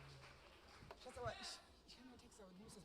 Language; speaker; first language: German; native; German